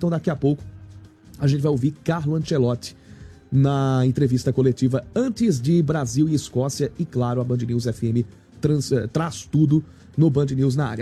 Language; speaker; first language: Portuguese; native; Portuguese